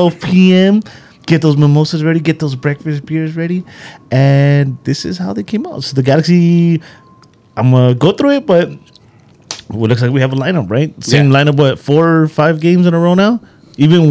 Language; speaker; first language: English; native; English